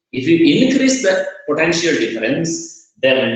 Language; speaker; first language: English; non-native, local second language; Kannada